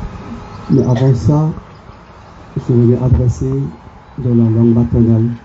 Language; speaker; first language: French; non-native, local second language; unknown